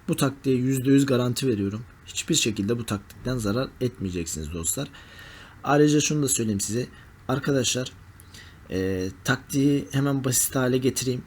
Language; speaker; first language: Turkish; native; Turkish